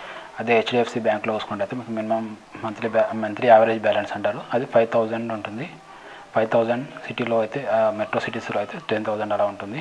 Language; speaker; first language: Telugu; native; Telugu